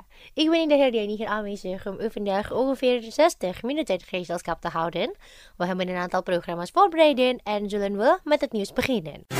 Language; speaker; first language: Dutch; non-native, fluent; Indonesian